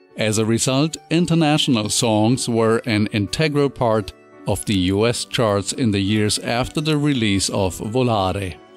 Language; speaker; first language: English; non-native, fluent; German